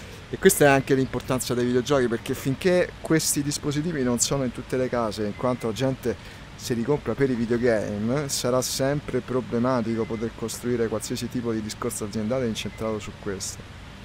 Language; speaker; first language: Italian; native; Italian